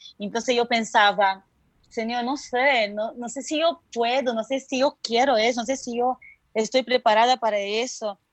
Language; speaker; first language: Spanish; non-native, fluent; Portuguese